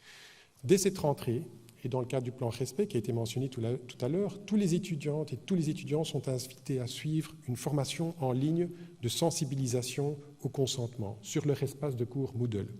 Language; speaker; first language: French; native; French